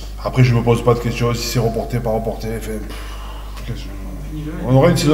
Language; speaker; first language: French; native; French